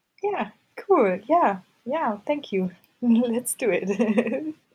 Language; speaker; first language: English; non-native, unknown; German